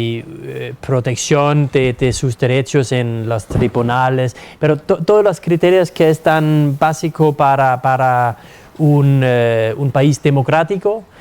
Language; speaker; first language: Spanish; non-native, fluent; Danish